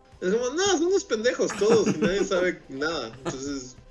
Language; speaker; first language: Spanish; native; Spanish